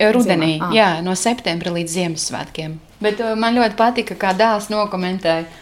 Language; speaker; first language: Latvian; native; Latvian